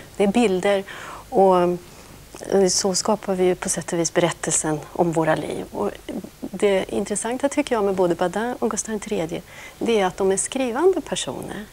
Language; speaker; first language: Swedish; native; Swedish